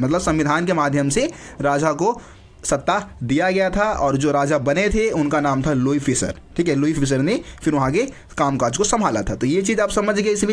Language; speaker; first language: Hindi; native; Hindi